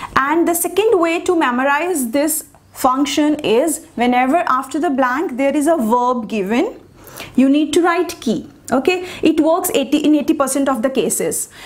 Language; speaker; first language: English; non-native, local second language; Hindi